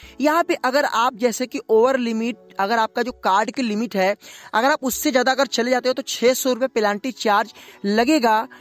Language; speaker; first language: Hindi; native; Hindi